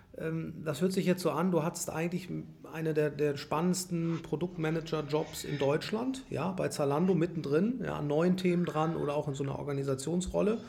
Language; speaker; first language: German; native; German